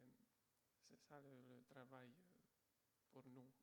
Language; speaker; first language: French; non-native, fluent; Romanian